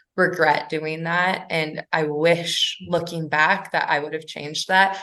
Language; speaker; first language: English; native; English